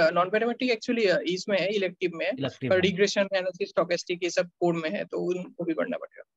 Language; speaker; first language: Hindi; non-native, local second language; Bangla